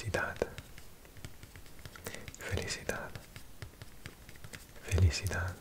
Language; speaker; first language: Spanish; non-native, learner; Welsh